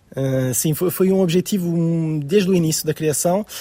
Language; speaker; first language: Portuguese; early bilingual, heritage; French